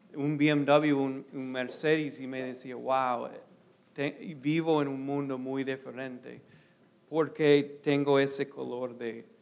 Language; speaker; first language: Spanish; non-native, fluent; English